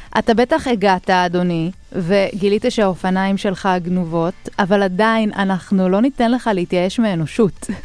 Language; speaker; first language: Hebrew; native; Hebrew